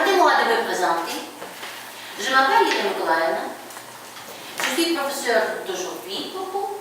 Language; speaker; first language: French; non-native, fluent; Ukrainian